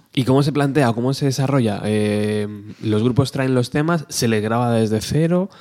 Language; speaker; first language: Spanish; native; Spanish